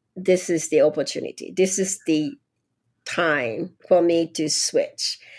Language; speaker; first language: English; non-native, fluent; Japanese